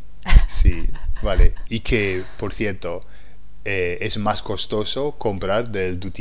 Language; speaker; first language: Spanish; non-native, fluent; English